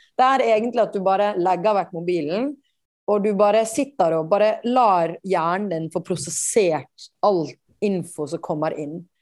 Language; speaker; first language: Norwegian; native; Norwegian